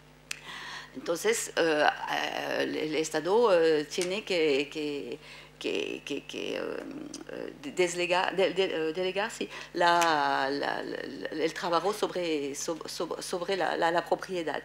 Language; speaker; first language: Spanish; non-native, fluent; French